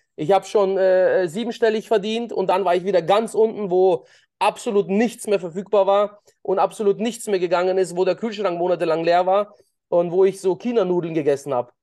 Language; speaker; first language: German; early bilingual, other home language; Russian